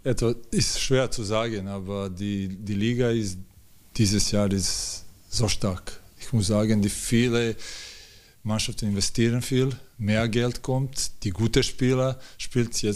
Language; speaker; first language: German; non-native, learner; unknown